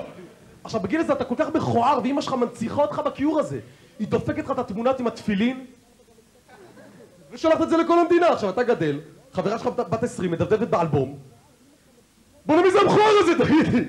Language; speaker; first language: Hebrew; native; Hebrew